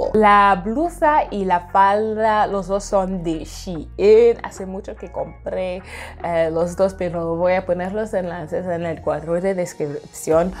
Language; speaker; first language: Spanish; non-native, fluent; English